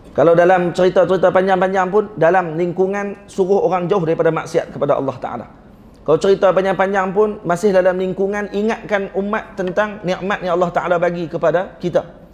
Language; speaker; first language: Malay; native; Malay